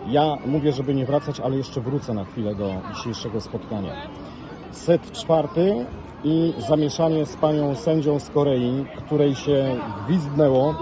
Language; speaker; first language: Polish; native; Polish